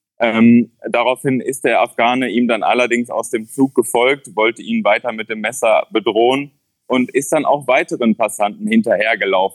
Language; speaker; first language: German; native; German